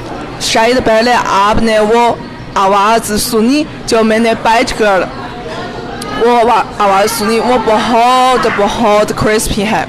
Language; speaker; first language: Hindi; non-native, fluent; Chinese